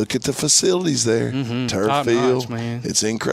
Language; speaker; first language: English; native; English